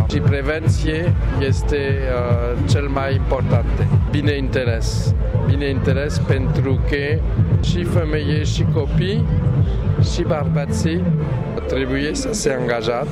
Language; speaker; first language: Romanian; non-native, learner; French